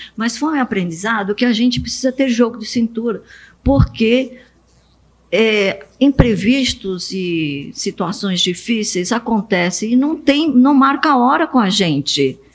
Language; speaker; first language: Portuguese; early bilingual, other home language; Japanese